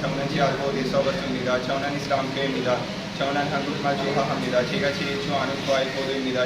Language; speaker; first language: Korean; non-native, learner; Urdu